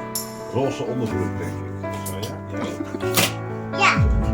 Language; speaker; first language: Dutch; native; Dutch